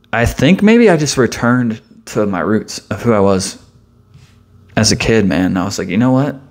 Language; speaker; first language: English; native; English